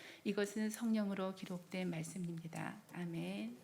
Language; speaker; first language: Korean; native; Korean